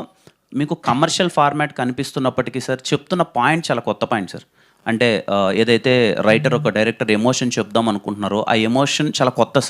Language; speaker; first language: Telugu; native; Telugu